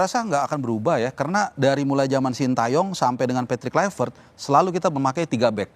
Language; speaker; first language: Indonesian; native; Indonesian